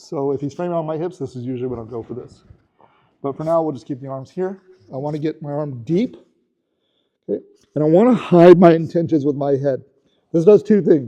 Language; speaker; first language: English; native; English